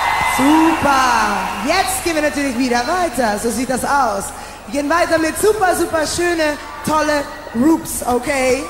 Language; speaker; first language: German; non-native, learner; English